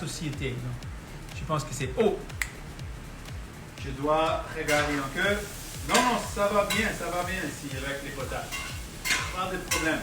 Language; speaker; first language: French; non-native, local second language; Punjabi